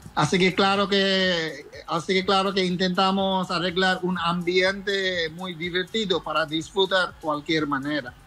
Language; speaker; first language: Spanish; non-native, learner; Bangla